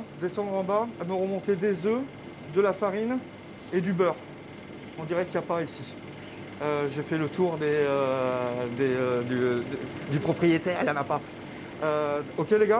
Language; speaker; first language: French; native; French